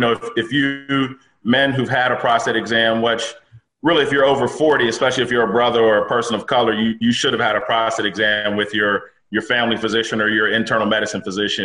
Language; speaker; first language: English; native; English